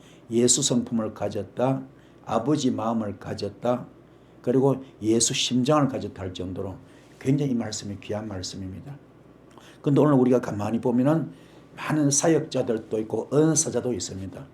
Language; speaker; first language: Korean; native; Korean